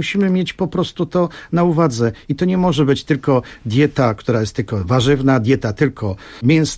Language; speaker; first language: Polish; native; Polish